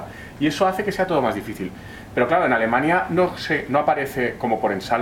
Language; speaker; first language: Spanish; native; Spanish